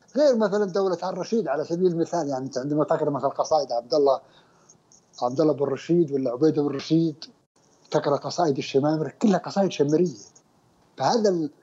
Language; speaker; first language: Arabic; native; Arabic